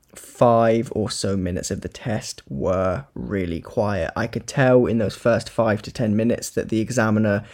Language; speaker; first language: English; native; English